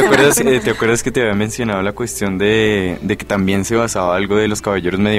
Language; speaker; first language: Spanish; native; Spanish